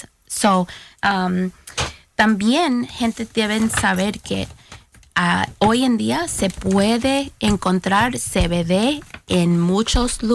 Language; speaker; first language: Spanish; early bilingual, heritage; Spanish